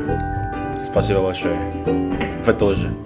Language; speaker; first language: Russian; non-native, learner; Indonesian